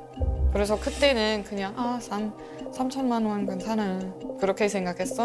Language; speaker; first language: Korean; non-native, learner; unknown